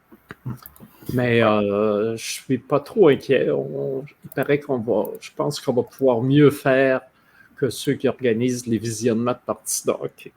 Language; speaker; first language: French; native; French